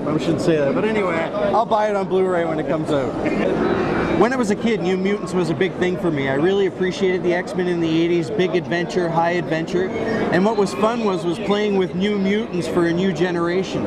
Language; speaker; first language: English; native; English